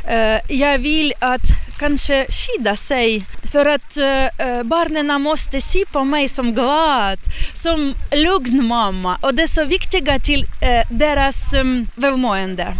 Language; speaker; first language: Swedish; non-native, learner; Ukrainian